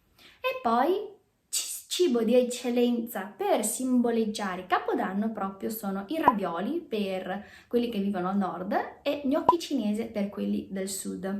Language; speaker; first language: Italian; early bilingual, other home language; Chinese